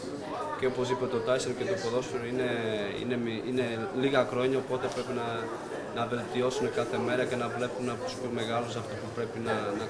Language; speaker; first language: Greek; non-native, fluent; Portuguese